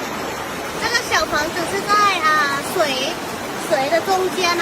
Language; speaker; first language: Chinese; non-native, learner; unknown